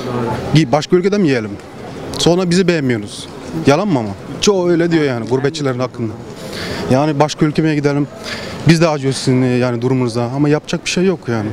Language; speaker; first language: Turkish; early bilingual, heritage; Turkish